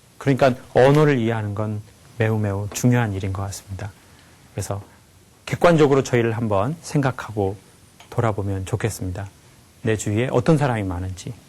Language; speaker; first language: Korean; native; Korean